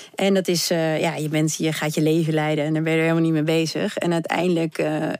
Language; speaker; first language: Dutch; early bilingual, other home language; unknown